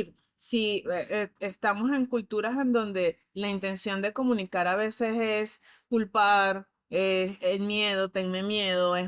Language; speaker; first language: Spanish; native; Spanish